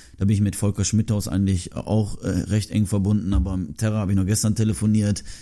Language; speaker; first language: German; early bilingual, other home language; Turkish